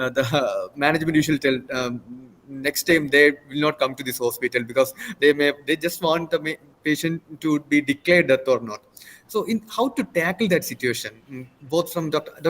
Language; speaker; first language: English; non-native, local second language; Malayalam